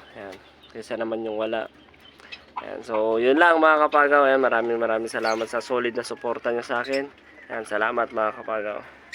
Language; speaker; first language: Filipino; native; Filipino